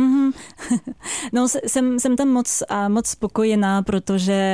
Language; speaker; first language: Czech; non-native, fluent; French